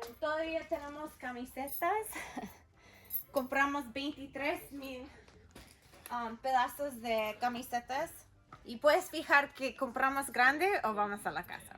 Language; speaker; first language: Spanish; early bilingual, heritage; Spanish